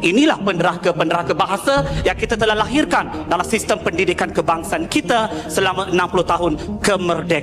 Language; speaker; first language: Malay; native; Malay